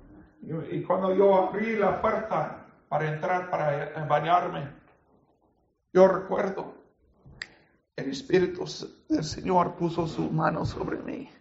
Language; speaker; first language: Spanish; non-native, fluent; English